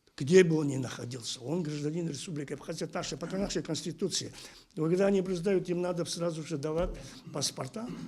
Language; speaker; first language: Russian; non-native, local second language; Abkhazian